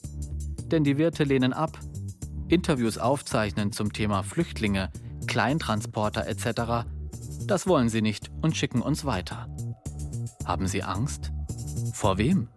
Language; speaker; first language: German; native; German